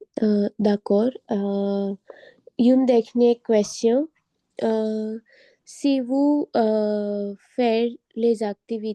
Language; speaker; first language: French; non-native, learner; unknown